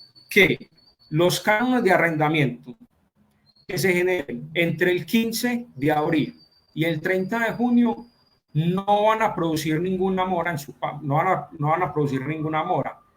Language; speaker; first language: Spanish; native; Spanish